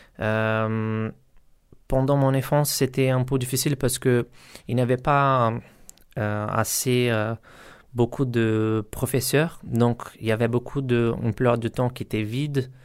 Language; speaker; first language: French; non-native, learner; Portuguese